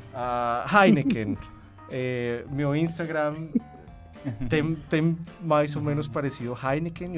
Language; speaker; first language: Portuguese; non-native, fluent; Spanish